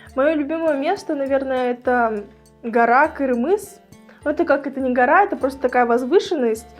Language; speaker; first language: Russian; native; Russian